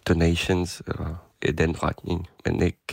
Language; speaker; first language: Danish; non-native, fluent; Ukrainian